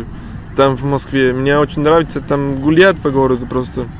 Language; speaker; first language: Russian; non-native, learner; Spanish